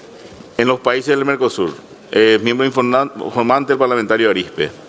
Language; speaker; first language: Spanish; native; Spanish